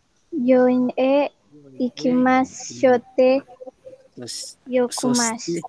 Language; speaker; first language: Japanese; non-native, learner; Indonesian